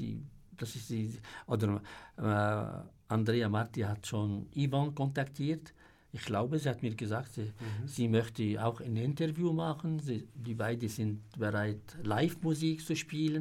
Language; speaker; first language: German; non-native, fluent; Arabic